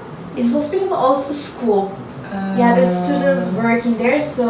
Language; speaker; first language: English; non-native, learner; Turkish